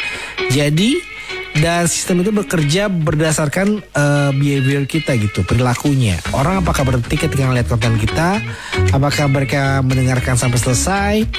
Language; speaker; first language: Indonesian; native; Indonesian